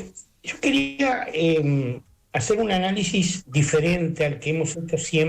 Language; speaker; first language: Spanish; native; Spanish